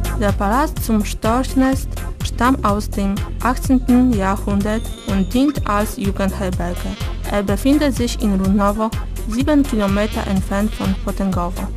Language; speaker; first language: German; non-native, fluent; Polish